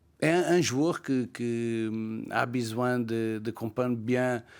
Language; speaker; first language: French; non-native, learner; Portuguese